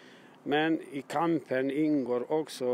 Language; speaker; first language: Swedish; non-native, learner; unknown